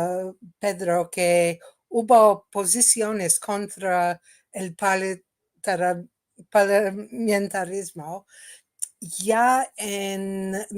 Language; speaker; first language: Spanish; non-native, fluent; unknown